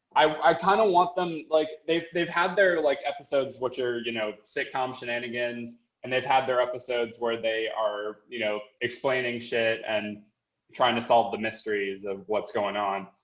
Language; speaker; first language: English; native; English